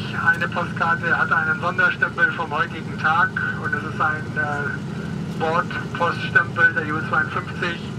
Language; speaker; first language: German; native; German